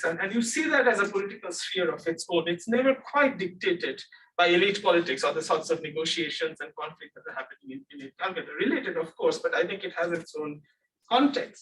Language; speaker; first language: English; non-native, local second language; Bangla